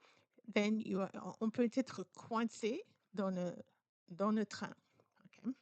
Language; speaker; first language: French; non-native, fluent; English